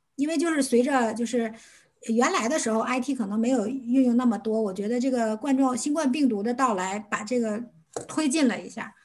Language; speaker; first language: Chinese; native; Chinese